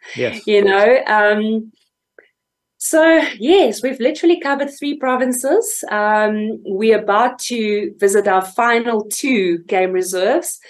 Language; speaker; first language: English; native; English